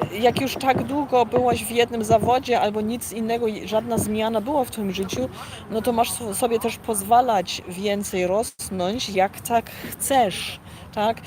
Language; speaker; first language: Polish; early bilingual, heritage; Polish